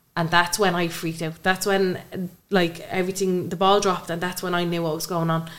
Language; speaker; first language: English; native; English